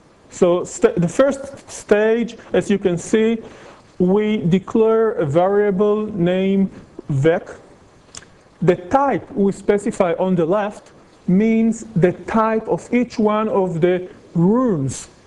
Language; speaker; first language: English; non-native, fluent; Hebrew